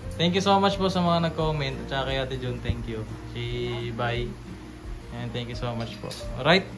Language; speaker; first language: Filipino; native; Filipino